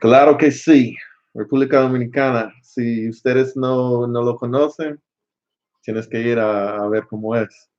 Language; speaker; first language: Spanish; non-native, fluent; English